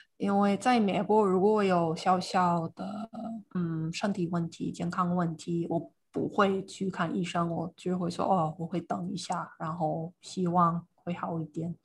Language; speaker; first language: Chinese; non-native, fluent; English